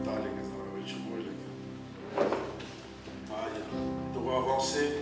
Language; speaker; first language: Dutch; non-native, learner; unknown